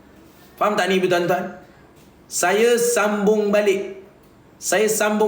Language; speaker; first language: Malay; native; Malay